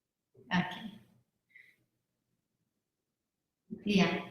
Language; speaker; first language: English; non-native, learner; Arabic